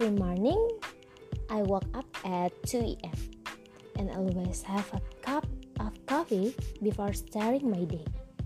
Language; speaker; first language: English; non-native, learner; Indonesian